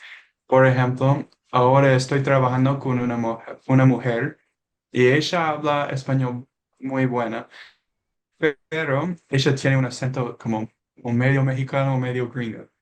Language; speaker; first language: Spanish; non-native, learner; English